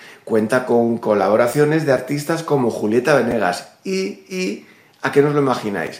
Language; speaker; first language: Spanish; native; Spanish